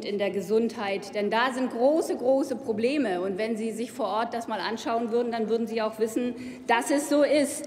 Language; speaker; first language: German; native; German